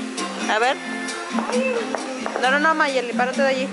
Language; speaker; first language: Spanish; early bilingual, heritage; Spanish